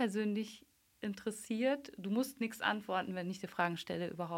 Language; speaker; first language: German; native; German